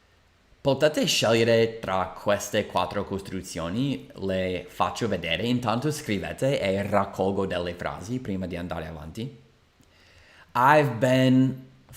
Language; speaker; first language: Italian; non-native, fluent; English